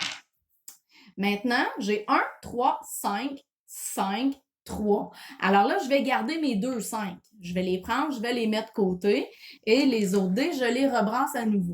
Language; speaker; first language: French; native; French